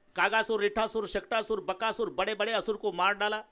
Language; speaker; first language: Hindi; non-native, local second language; Marathi